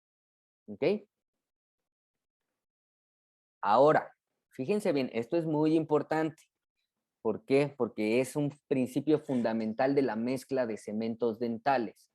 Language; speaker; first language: Spanish; native; Spanish